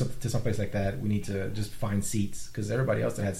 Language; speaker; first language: English; non-native, fluent; Vietnamese